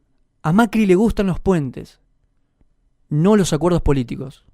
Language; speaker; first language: Spanish; native; Spanish